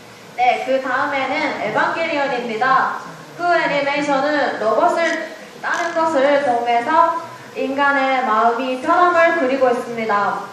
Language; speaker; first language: Korean; non-native, learner; Japanese